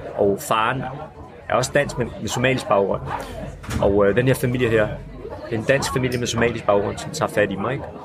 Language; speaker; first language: Danish; early bilingual, other home language; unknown